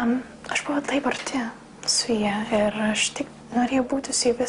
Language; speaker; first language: Lithuanian; early bilingual, heritage; English